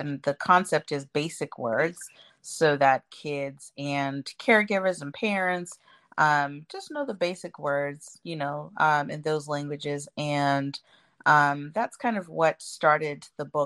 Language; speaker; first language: English; non-native, local second language; Shona